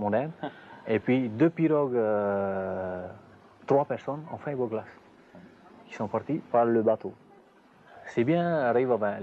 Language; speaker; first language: French; non-native, local second language; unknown